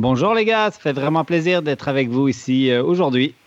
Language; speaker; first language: French; native; French